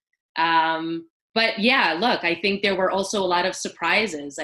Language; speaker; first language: English; native; English